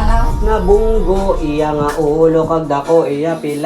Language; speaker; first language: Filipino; non-native, local second language; Hiligaynon